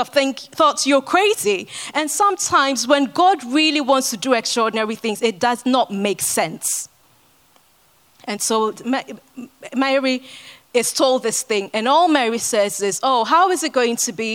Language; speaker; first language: English; non-native, local second language; Akan